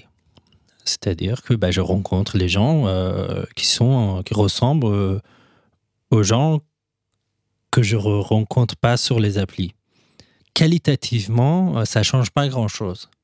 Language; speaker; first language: French; non-native, fluent; Persian